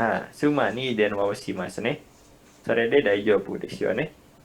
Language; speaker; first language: Japanese; non-native, learner; Indonesian